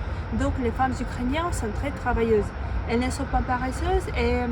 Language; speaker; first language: French; non-native, fluent; Russian